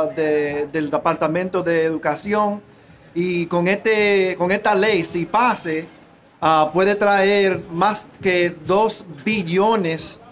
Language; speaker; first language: Spanish; early bilingual, heritage; Spanish